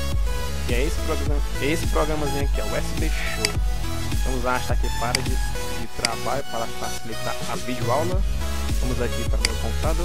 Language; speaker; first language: Portuguese; native; Portuguese